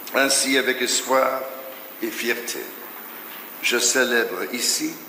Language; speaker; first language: French; non-native, fluent; English